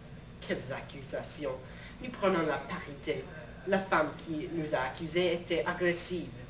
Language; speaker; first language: French; non-native, learner; English